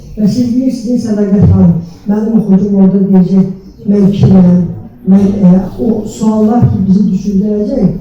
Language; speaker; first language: Azerbaijani; non-native, local second language; Lezghian